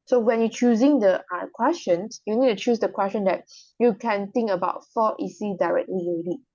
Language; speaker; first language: English; non-native, local second language; Chinese